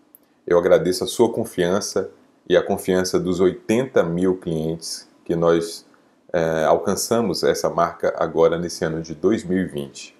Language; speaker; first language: Portuguese; native; Portuguese